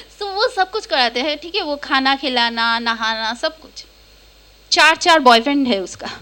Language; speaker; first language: Hindi; non-native, local second language; Bangla